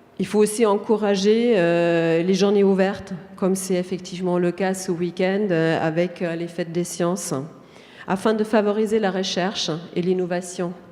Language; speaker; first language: French; non-native, fluent; German